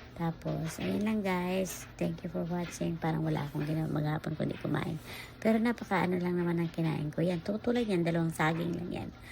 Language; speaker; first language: Filipino; native; Filipino